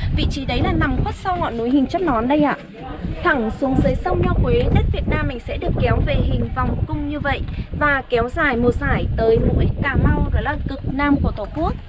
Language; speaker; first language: Vietnamese; non-native, local second language; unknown